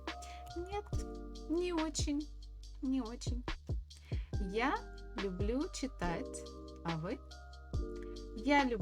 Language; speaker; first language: Russian; non-native, fluent; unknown